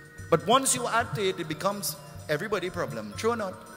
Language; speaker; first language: English; native; English